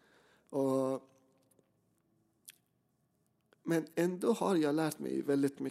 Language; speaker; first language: Swedish; non-native, fluent; Persian